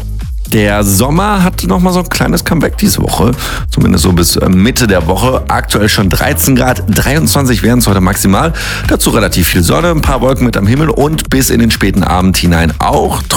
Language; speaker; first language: German; native; German